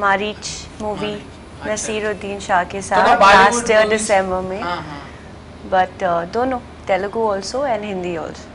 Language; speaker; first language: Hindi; non-native, local second language; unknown